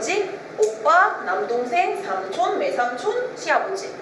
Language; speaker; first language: Korean; non-native, fluent; Arabic